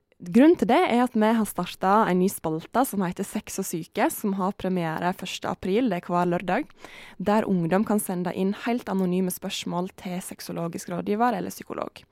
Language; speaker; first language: Norwegian; native; Norwegian